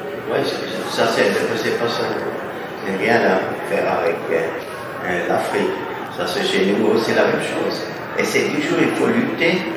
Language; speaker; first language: French; non-native, fluent; German